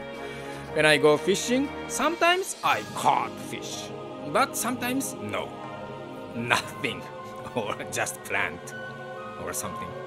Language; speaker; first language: English; non-native, learner; Japanese